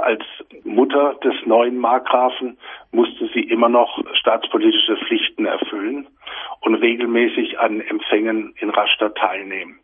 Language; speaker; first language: German; native; German